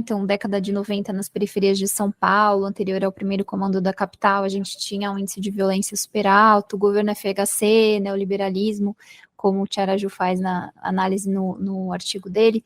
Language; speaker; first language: Portuguese; native; Portuguese